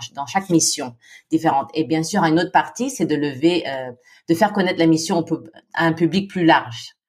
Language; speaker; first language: French; non-native, fluent; Filipino